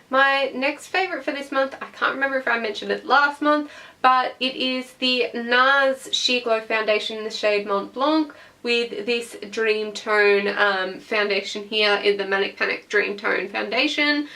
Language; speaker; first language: English; native; English